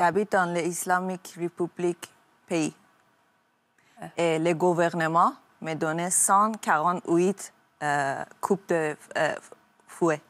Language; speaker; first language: French; non-native, learner; Persian